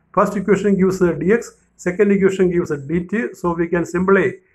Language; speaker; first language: English; non-native, local second language; Malayalam